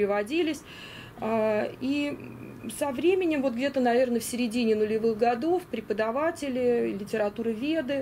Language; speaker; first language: Russian; native; Russian